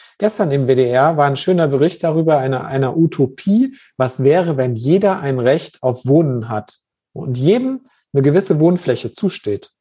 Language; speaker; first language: German; native; German